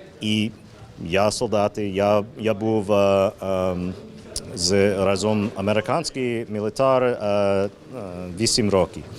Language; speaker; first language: Ukrainian; non-native, learner; English